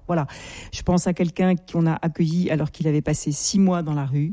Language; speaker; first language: French; native; French